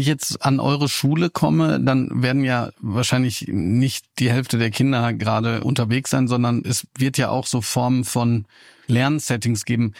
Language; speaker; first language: German; native; German